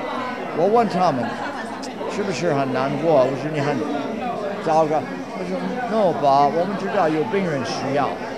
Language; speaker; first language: Chinese; non-native, fluent; English